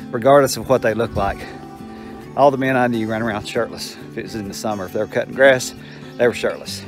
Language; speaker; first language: English; native; English